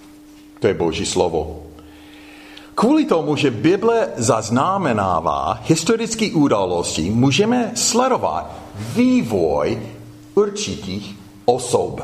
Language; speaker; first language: Czech; non-native, fluent; English